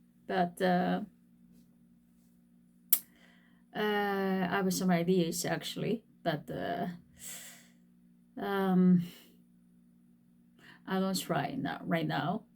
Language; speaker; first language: English; non-native, fluent; Korean